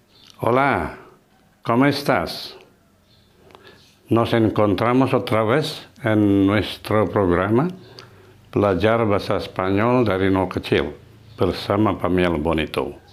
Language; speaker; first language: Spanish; non-native, fluent; Indonesian